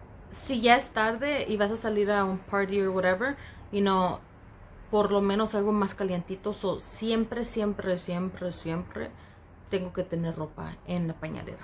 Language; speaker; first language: Spanish; early bilingual, heritage; Spanish